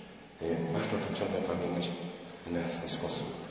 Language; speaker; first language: Polish; native; Polish